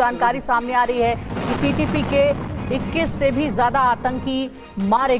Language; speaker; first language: Hindi; native; Hindi